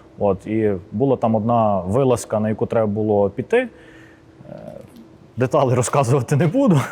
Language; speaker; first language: Ukrainian; native; Ukrainian